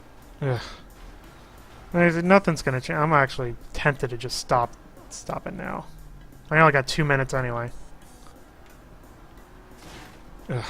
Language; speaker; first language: English; native; English